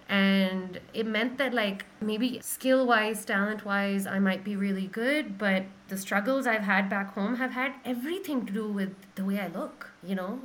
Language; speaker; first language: English; non-native, local second language; Urdu